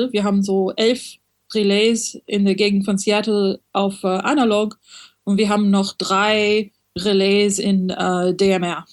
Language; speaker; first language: German; non-native, fluent; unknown